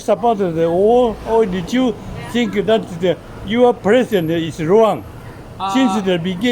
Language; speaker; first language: English; non-native, learner; Chinese